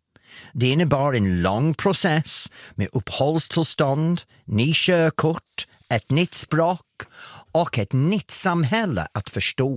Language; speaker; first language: Swedish; non-native, fluent; English